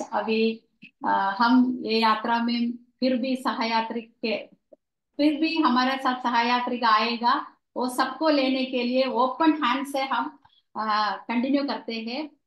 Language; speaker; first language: Hindi; non-native, local second language; Malayalam